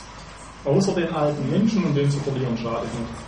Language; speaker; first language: German; native; German